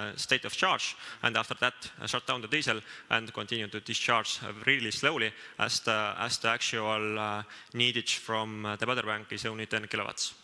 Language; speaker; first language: English; non-native, fluent; Estonian